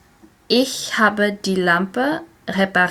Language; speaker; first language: German; non-native, learner; English